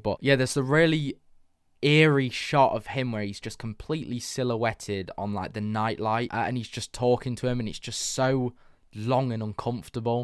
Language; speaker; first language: English; native; English